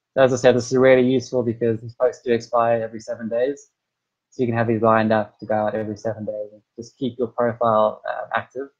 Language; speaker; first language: English; native; English